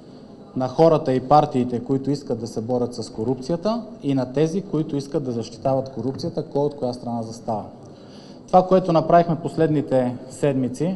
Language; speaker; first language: Bulgarian; native; Bulgarian